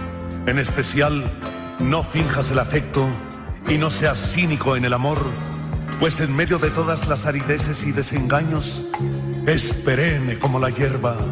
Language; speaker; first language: Spanish; native; Spanish